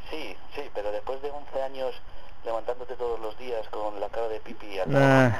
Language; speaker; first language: Spanish; native; Spanish